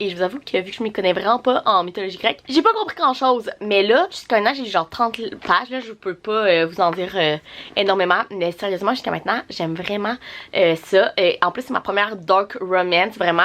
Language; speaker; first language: French; native; French